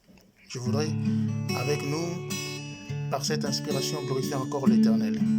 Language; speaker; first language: French; non-native, local second language; Lingala